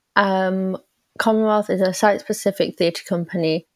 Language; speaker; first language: English; native; English